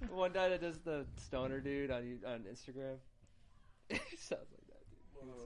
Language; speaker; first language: English; native; English